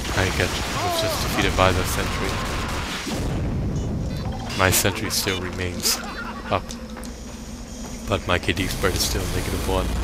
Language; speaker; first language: English; native; English